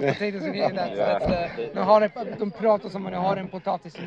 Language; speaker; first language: Swedish; non-native, learner; Italian